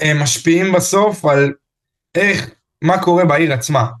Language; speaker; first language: Hebrew; native; Hebrew